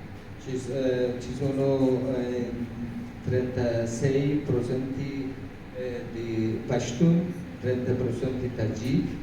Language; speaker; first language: Italian; non-native, learner; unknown